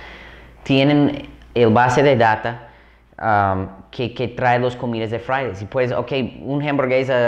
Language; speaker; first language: Spanish; non-native, fluent; English